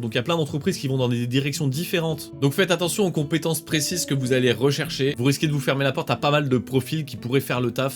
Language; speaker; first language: French; native; French